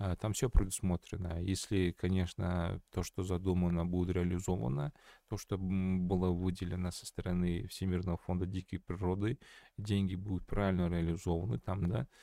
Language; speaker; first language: Russian; non-native, local second language; Kazakh